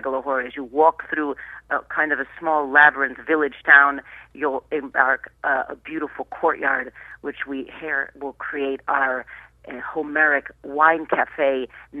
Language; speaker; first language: English; native; English